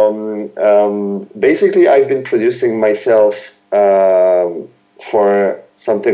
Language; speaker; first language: English; non-native, fluent; French